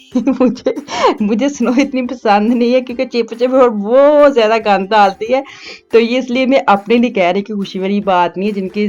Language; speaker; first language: Urdu; non-native, local second language; Punjabi